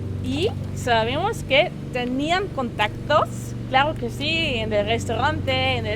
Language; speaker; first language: Spanish; non-native, learner; German